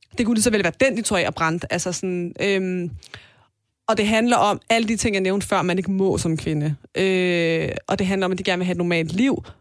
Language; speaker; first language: Danish; early bilingual, other home language; Persian